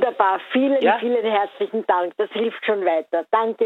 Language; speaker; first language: German; native; German